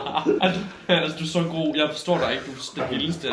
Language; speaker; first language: Danish; native; Danish